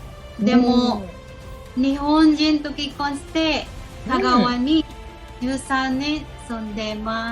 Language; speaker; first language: Japanese; non-native, local second language; Filipino